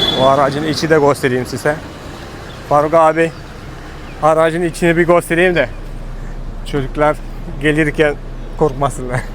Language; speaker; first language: Turkish; non-native, fluent; Hindi